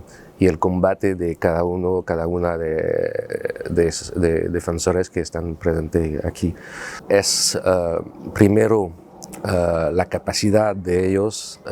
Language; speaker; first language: Spanish; non-native, fluent; French